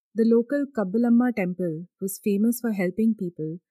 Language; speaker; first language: English; non-native, local second language; Hindi